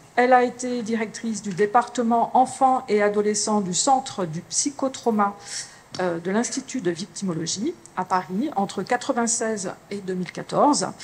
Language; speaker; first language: French; native; French